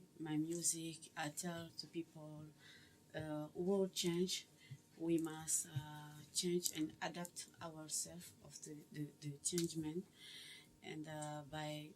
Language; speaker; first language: English; non-native, learner; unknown